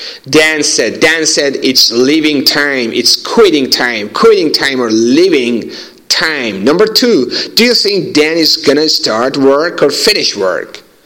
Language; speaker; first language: English; non-native, fluent; Persian